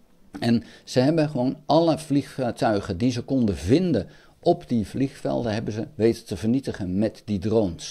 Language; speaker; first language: Dutch; native; Dutch